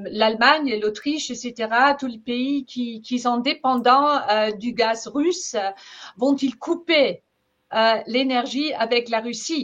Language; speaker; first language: French; non-native, fluent; German